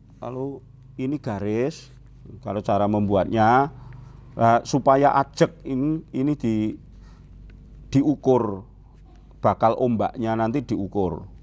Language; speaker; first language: Indonesian; non-native, local second language; Javanese